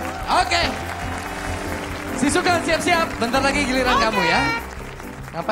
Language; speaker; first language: Indonesian; native; Indonesian